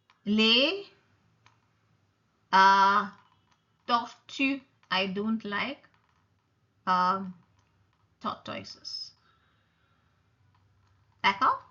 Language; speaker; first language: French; non-native, fluent; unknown